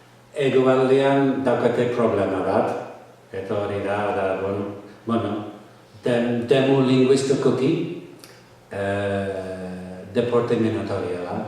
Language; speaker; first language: Basque; non-native, learner; English